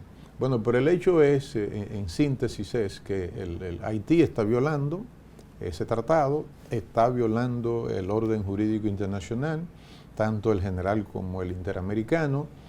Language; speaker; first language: Spanish; native; Spanish